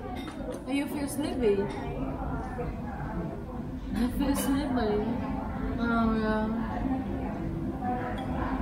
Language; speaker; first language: English; non-native, learner; Vietnamese